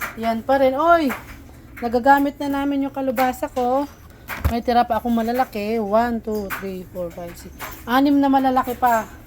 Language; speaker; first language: Filipino; native; Filipino